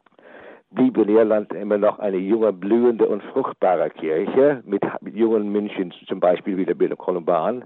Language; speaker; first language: German; non-native, fluent; English